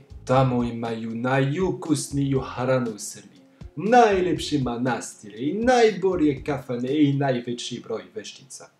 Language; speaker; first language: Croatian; non-native, fluent; French